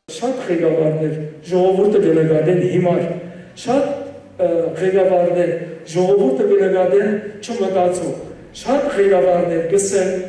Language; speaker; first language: Armenian; native; Armenian